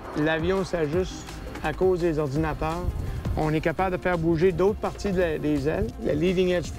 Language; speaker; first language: French; native; French